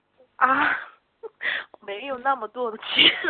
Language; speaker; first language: Chinese; non-native, learner; Korean